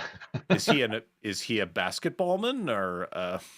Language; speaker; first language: English; native; English